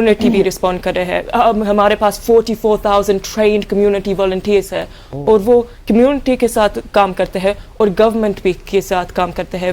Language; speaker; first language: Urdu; early bilingual, heritage; Urdu